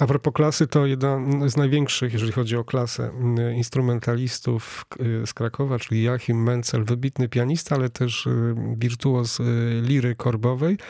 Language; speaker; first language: Polish; native; Polish